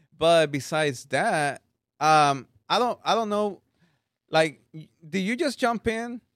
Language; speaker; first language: English; early bilingual, other home language; Spanish